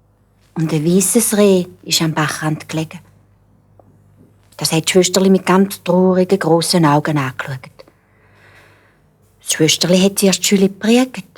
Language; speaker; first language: German; native; German